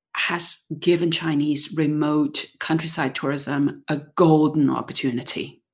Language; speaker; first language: English; non-native, fluent; Chinese